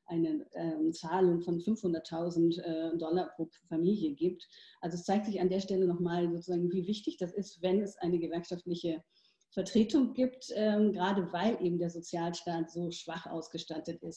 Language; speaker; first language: German; native; German